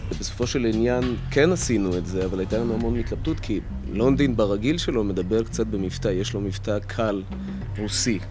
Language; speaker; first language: Hebrew; early bilingual, other home language; Russian